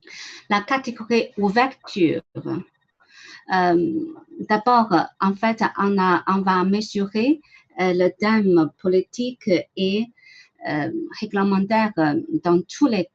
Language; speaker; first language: French; non-native, learner; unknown